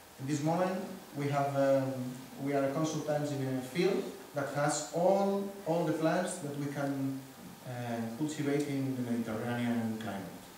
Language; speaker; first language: English; non-native, fluent; Spanish